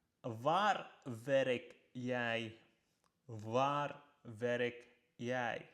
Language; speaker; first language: Dutch; non-native, fluent; Arabic